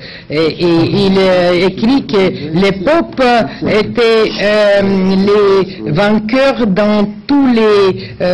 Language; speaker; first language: French; non-native, fluent; Russian